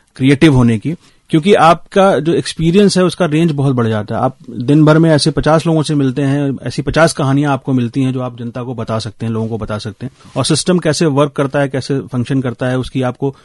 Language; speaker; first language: Hindi; native; Hindi